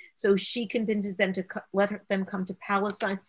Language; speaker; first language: English; native; English